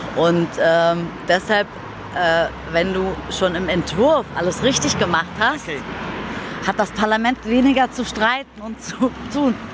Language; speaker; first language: German; early bilingual, other home language; Turkish